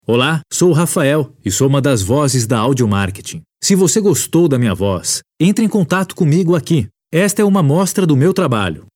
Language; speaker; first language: Portuguese; native; Portuguese